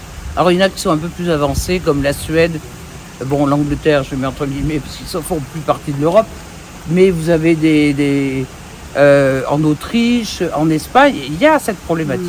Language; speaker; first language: French; native; French